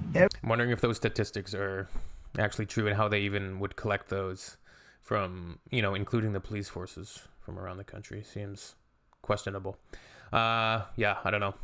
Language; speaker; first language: English; native; English